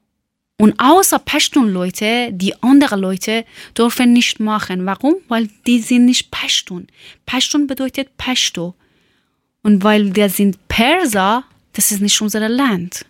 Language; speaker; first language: German; non-native, learner; Persian